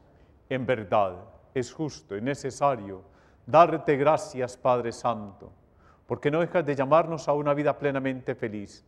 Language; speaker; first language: Spanish; native; Spanish